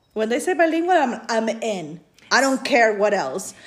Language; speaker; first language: English; non-native, fluent; Spanish